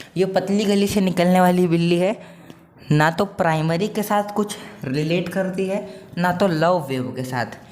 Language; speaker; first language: Hindi; non-native, local second language; Marathi